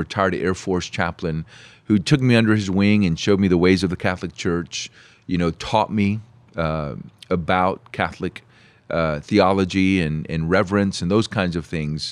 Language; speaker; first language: English; early bilingual, other home language; Spanish